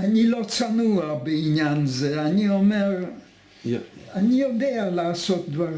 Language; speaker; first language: Hebrew; non-native, fluent; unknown